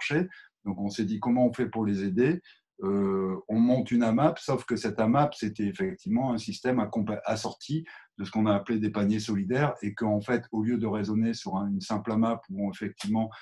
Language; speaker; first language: French; native; French